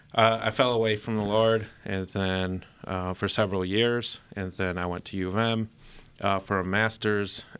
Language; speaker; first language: English; early bilingual, other home language; Filipino